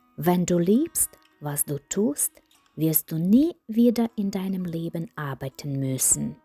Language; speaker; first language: German; non-native, fluent; Ukrainian